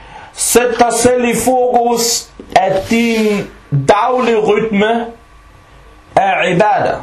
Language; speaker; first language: Danish; early bilingual, other home language; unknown